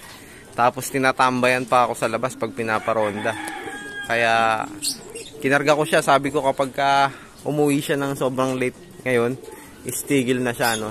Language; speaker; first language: Filipino; native; Filipino